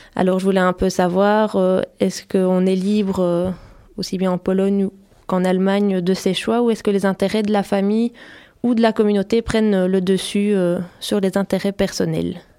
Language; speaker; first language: French; native; French